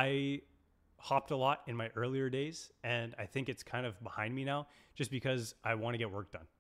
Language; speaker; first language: English; native; English